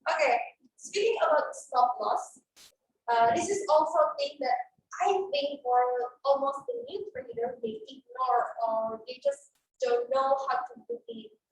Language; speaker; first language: English; non-native, fluent; Indonesian